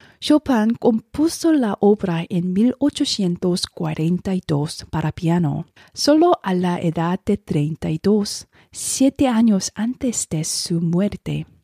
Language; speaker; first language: Spanish; non-native, learner; Korean